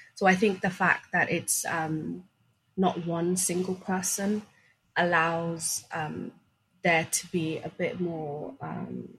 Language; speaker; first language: English; non-native, fluent; Swedish